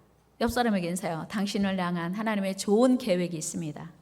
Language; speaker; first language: Korean; native; Korean